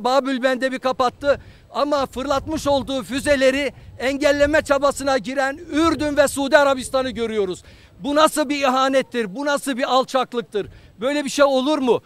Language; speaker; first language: Turkish; native; Turkish